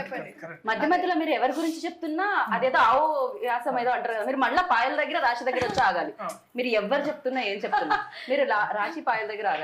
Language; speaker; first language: Telugu; native; Telugu